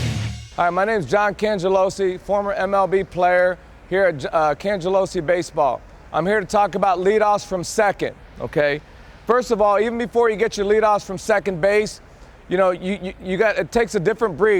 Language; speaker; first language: English; native; English